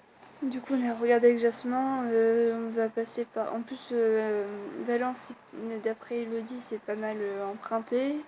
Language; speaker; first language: French; native; French